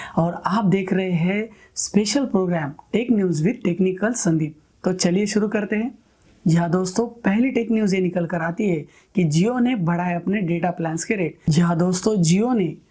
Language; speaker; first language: Hindi; non-native, local second language; Marathi